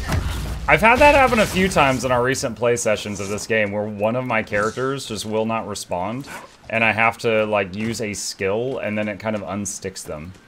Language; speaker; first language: English; native; English